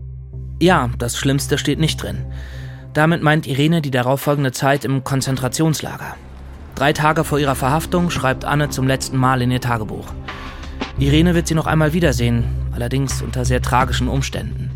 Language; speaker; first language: German; native; German